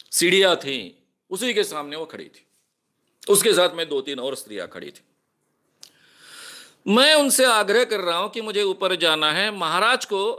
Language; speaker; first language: Hindi; non-native, local second language; Marathi